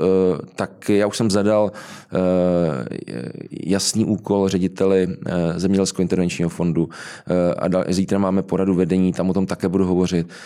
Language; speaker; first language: Czech; native; Czech